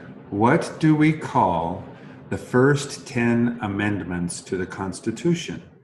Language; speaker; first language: English; native; English